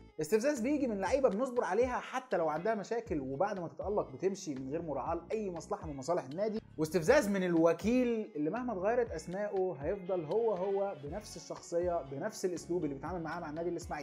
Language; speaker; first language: Arabic; native; Arabic